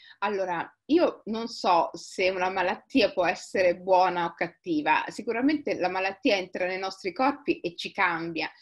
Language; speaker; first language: Italian; early bilingual, other home language; Somali